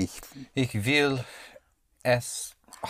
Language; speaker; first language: German; non-native, learner; English